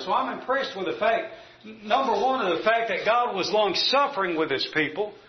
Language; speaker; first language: English; native; English